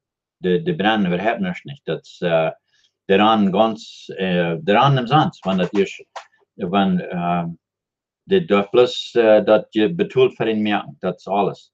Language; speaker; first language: German; non-native, learner; Dutch